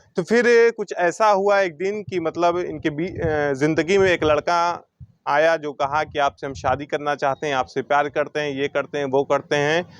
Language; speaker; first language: Hindi; native; Hindi